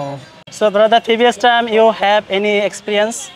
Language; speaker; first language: English; non-native, learner; Bangla